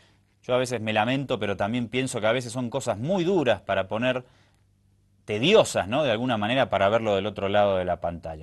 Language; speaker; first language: Spanish; native; Spanish